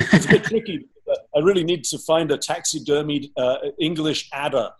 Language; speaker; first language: English; native; English